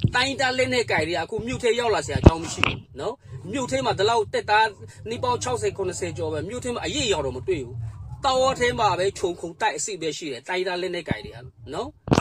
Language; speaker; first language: Burmese; non-native, local second language; Kachin